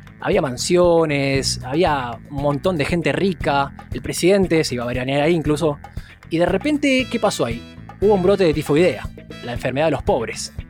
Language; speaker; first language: Spanish; native; Spanish